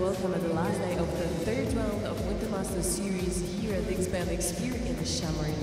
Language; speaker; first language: English; non-native, fluent; Slovak